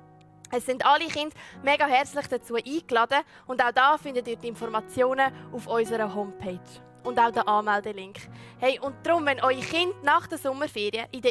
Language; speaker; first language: German; native; German